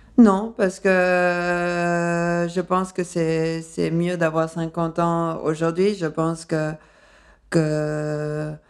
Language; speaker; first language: French; early bilingual, other home language; Spanish